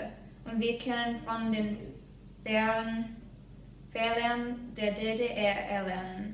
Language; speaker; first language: German; non-native, learner; English